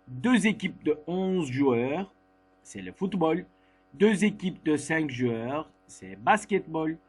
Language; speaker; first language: French; non-native, fluent; Turkish